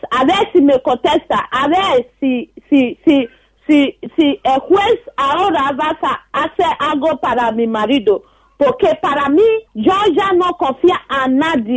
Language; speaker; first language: Spanish; non-native, learner; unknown